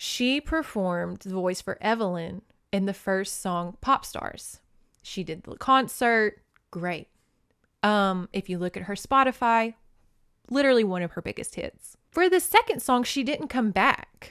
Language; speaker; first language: English; native; English